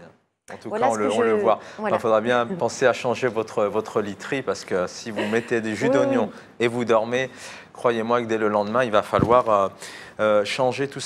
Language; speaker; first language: French; native; French